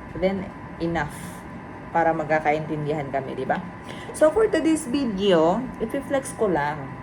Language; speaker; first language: Filipino; non-native, local second language; Cebuano